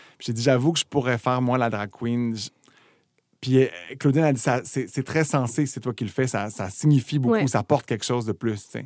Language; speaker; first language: French; native; French